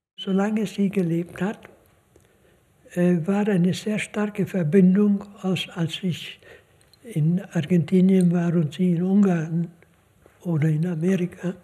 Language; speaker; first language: German; non-native, fluent; Hungarian